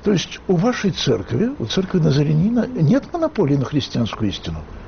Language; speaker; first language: Russian; native; Russian